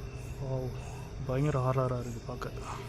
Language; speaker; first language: Tamil; native; Tamil